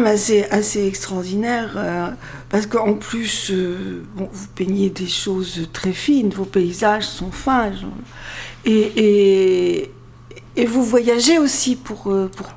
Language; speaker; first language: French; native; French